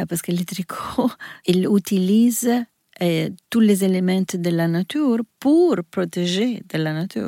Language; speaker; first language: French; non-native, learner; Italian